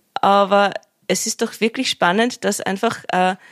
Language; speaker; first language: German; native; German